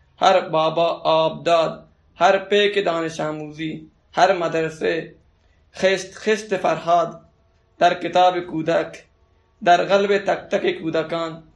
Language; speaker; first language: Persian; non-native, local second language; Baluchi